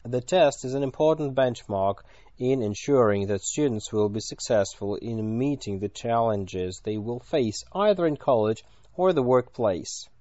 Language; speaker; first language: English; non-native, fluent; Russian